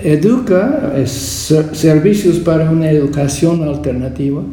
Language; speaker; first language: Spanish; non-native, fluent; English